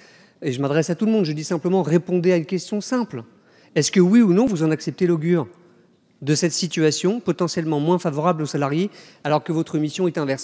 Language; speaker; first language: French; native; French